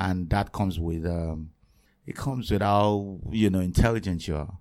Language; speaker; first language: English; non-native, local second language; Yoruba